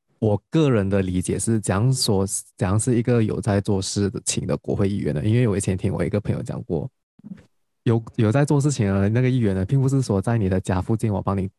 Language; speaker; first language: Chinese; native; Chinese